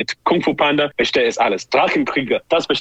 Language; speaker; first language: German; non-native, learner; English